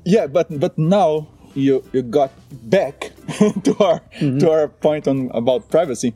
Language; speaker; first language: English; non-native, fluent; Portuguese